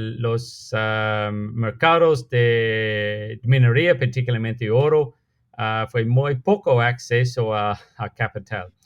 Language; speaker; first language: Spanish; non-native, fluent; English